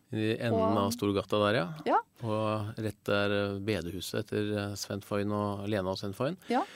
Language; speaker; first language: Norwegian; native; Norwegian